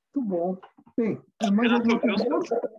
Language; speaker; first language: Portuguese; native; Portuguese